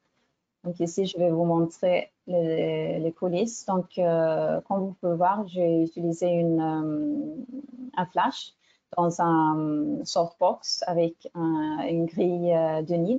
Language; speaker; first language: French; non-native, fluent; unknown